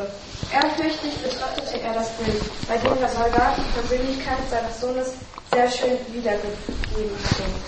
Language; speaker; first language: German; native; German